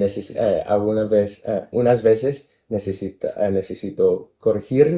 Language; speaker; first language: Spanish; non-native, fluent; Cantonese